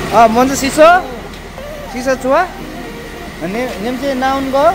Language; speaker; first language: Korean; non-native, learner; Nepali